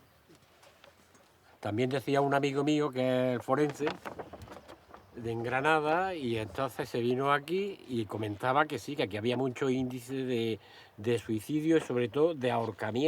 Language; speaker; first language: Spanish; native; Spanish